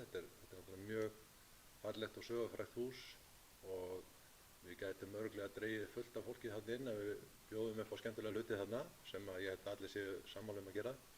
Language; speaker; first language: Icelandic; native; Icelandic